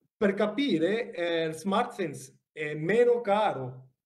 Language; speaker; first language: Italian; non-native, learner; French